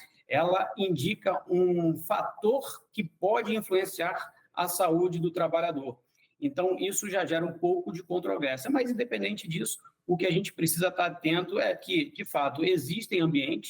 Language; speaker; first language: Portuguese; native; Portuguese